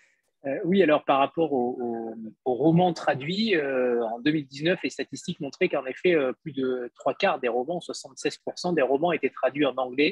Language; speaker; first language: French; native; French